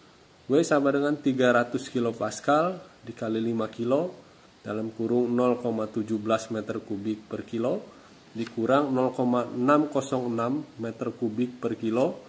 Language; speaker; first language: Indonesian; native; Indonesian